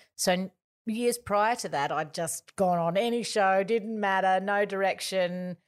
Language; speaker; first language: English; native; English